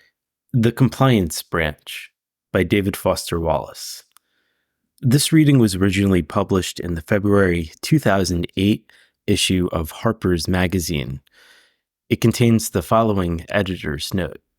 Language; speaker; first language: English; native; English